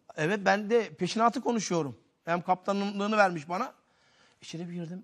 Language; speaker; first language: Turkish; native; Turkish